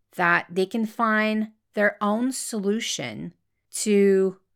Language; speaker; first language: English; non-native, fluent; French